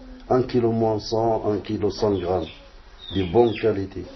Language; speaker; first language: French; non-native, learner; Arabic